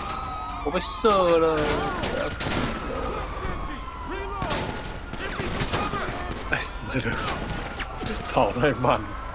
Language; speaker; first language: Chinese; native; Chinese